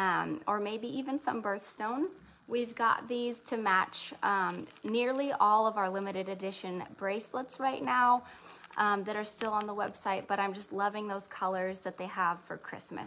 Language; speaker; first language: English; native; English